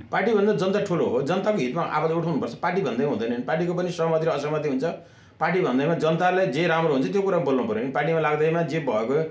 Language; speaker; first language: Nepali; native; Nepali